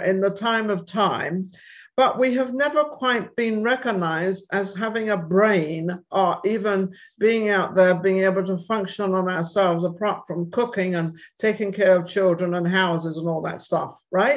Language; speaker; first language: English; native; English